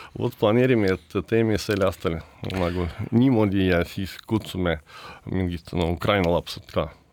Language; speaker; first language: Estonian; non-native, learner; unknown